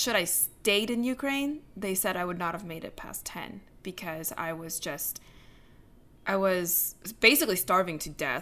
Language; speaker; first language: English; early bilingual, other home language; Ukrainian